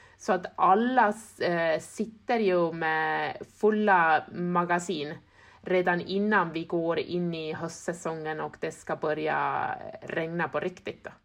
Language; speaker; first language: Swedish; non-native, fluent; Estonian